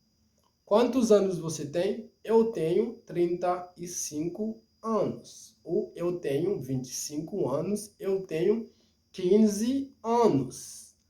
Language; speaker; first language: Portuguese; non-native, fluent; Haitian Creole